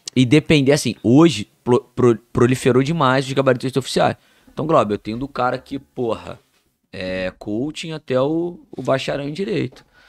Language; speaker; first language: Portuguese; native; Portuguese